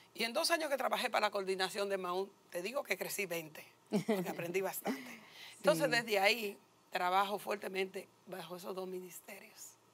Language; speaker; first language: Spanish; native; Spanish